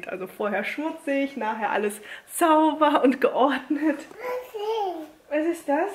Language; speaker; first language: German; native; German